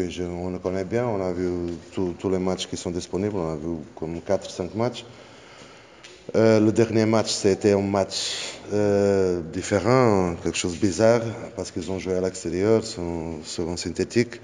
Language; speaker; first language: French; non-native, fluent; Portuguese